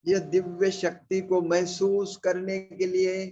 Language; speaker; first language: Hindi; non-native, local second language; Marathi